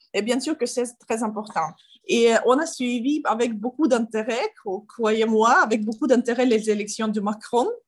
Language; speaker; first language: French; non-native, learner; Ukrainian